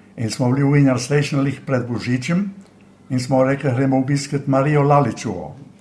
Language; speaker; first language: Slovenian; native; Slovenian